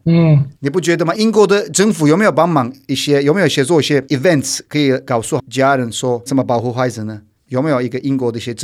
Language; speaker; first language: Chinese; non-native, fluent; Turkish